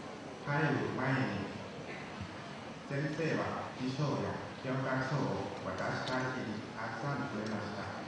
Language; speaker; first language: Japanese; non-native, learner; Lao